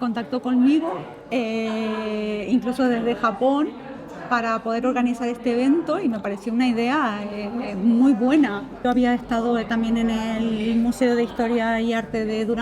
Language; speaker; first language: Spanish; native; Spanish